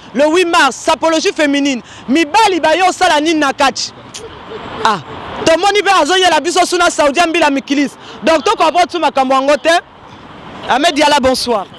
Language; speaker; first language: Lingala; native; Lingala